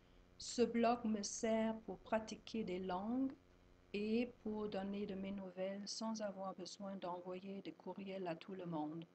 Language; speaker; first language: French; non-native, fluent; German